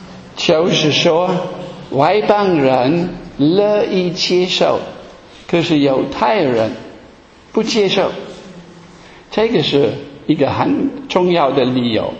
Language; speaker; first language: Chinese; non-native, fluent; German